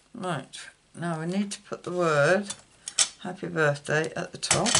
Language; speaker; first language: English; native; English